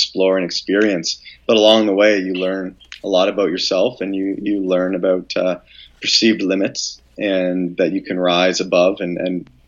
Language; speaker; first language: English; native; English